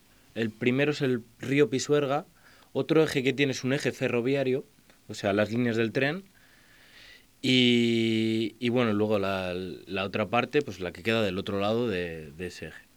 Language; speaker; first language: Spanish; native; Spanish